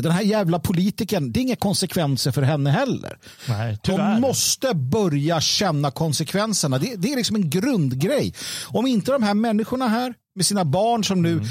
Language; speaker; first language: Swedish; native; Swedish